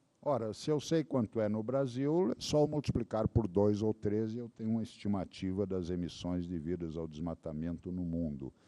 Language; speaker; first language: Portuguese; native; Portuguese